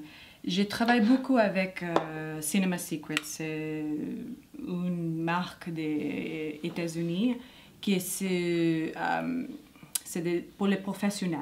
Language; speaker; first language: French; non-native, learner; English